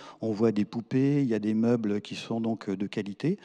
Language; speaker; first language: French; native; French